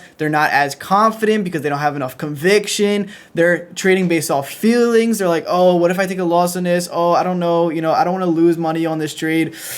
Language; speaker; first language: English; native; English